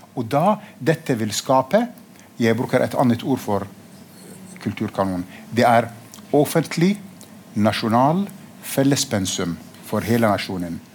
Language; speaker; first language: Norwegian; non-native, fluent; Arabic